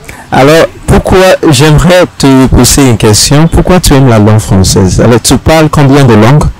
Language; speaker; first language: French; non-native, fluent; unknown